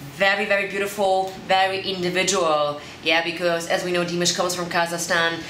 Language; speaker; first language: English; non-native, fluent; German